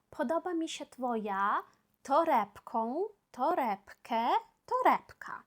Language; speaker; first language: Polish; non-native, fluent; Ukrainian